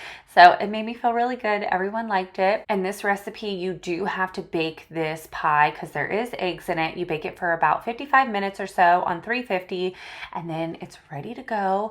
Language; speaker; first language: English; native; English